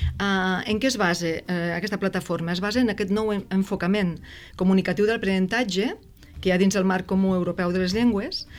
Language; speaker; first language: Catalan; native; Catalan